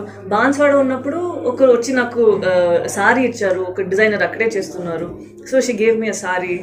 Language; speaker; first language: Telugu; non-native, fluent; Tamil